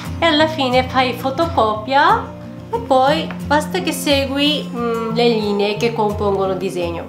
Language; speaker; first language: Italian; non-native, fluent; Japanese